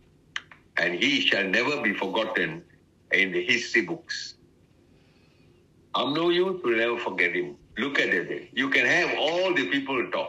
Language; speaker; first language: English; non-native, local second language; Tamil